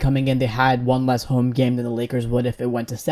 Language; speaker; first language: English; native; English